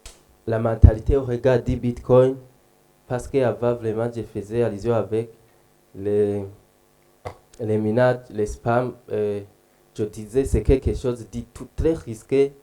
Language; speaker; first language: French; non-native, local second language; Rundi